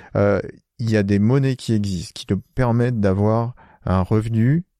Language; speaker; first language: French; native; French